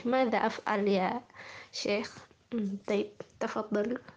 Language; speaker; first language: Arabic; non-native, learner; Indonesian